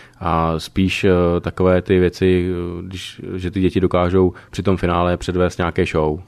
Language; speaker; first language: Czech; native; Czech